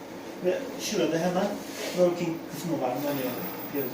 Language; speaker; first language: Turkish; native; Turkish